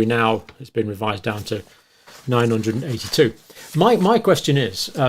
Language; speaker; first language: English; native; English